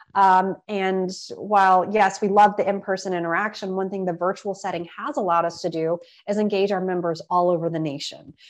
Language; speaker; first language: English; native; English